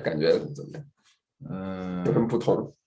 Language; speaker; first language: Chinese; native; Chinese